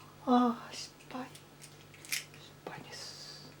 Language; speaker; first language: Japanese; native; Japanese